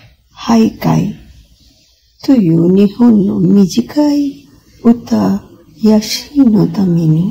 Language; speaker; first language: Japanese; non-native, fluent; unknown